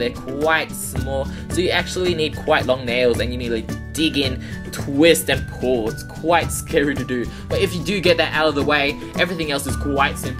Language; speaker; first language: English; native; English